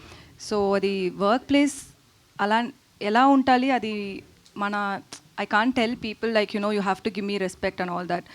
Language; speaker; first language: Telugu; non-native, learner; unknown